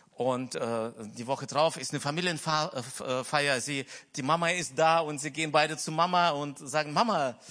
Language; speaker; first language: German; native; German